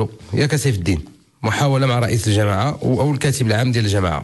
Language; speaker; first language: Arabic; native; Arabic